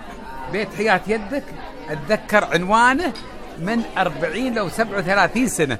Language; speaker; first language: Arabic; native; Arabic